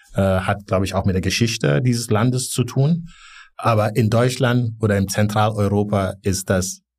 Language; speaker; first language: German; non-native, fluent; Wolof